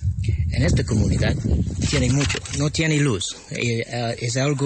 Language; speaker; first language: Spanish; non-native, fluent; English